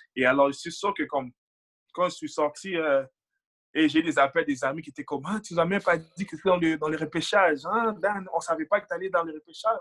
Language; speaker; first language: French; early bilingual, other home language; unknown